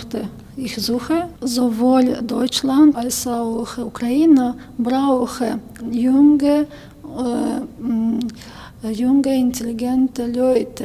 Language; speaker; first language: German; non-native, learner; Ukrainian